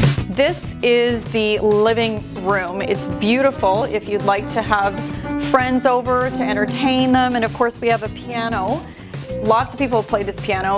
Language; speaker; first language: English; native; English